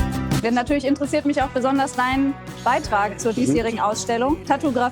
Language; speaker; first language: German; native; German